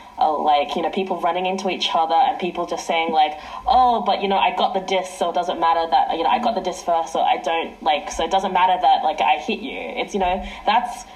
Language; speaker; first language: English; early bilingual, other home language; Chinese